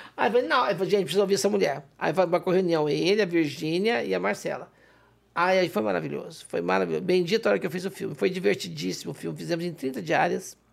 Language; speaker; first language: Portuguese; native; Portuguese